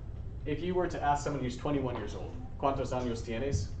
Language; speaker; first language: Spanish; non-native, fluent; English